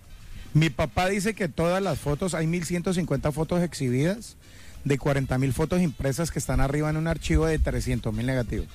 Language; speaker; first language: Spanish; native; Spanish